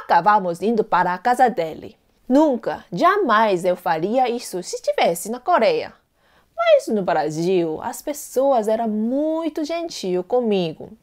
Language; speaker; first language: Portuguese; non-native, fluent; Korean